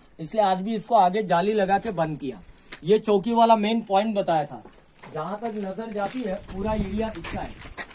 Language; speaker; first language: Hindi; non-native, local second language; Marathi